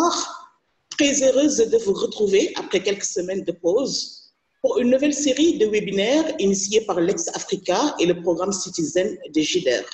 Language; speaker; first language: French; non-native, local second language; Wolof